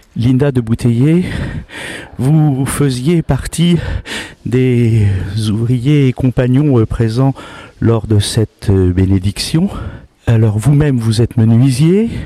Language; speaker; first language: French; native; French